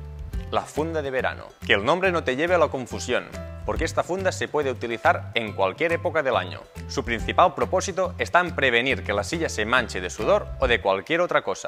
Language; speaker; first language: Spanish; native; Spanish